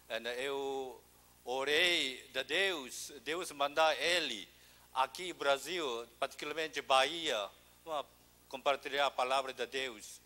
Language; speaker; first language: Portuguese; non-native, learner; Korean